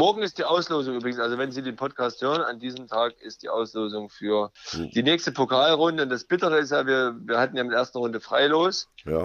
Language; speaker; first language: German; native; German